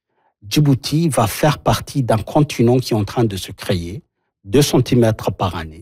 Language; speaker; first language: French; non-native, local second language; Somali